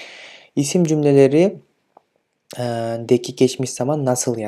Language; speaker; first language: Turkish; non-native, fluent; Kyrgyz